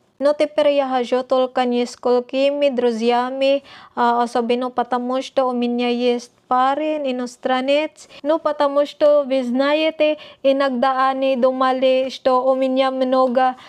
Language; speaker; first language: Russian; non-native, learner; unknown